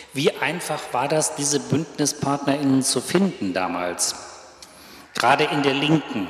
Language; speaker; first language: German; native; German